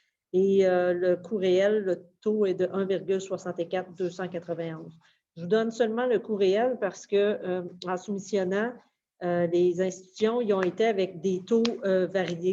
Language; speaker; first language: French; native; French